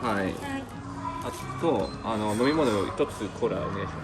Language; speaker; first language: Japanese; non-native, fluent; Filipino